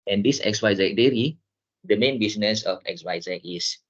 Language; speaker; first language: English; non-native, local second language; Malay